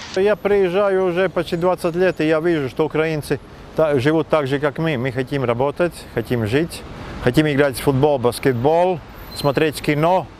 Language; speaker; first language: Russian; non-native, fluent; Latvian